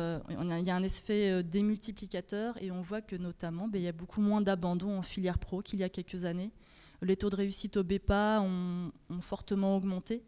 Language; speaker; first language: French; native; French